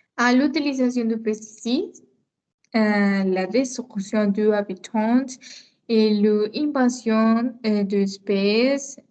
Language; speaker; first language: French; non-native, learner; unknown